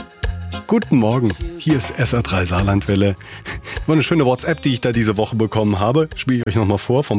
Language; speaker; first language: German; native; German